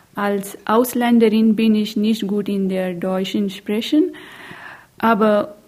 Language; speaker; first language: German; non-native, learner; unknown